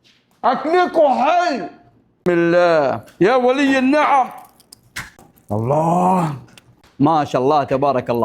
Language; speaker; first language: Arabic; native; Arabic